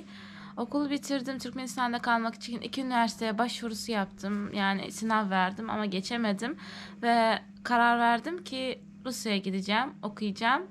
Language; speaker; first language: Turkish; non-native, fluent; Turkmen